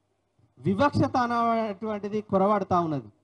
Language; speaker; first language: Telugu; native; Telugu